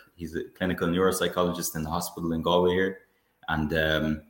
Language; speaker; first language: English; native; English